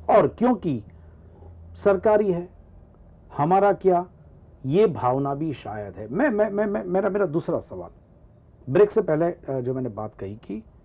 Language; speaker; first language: Hindi; non-native, local second language; Gujarati